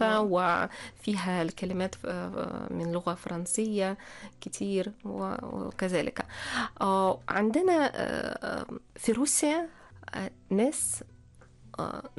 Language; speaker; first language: Arabic; non-native, fluent; Russian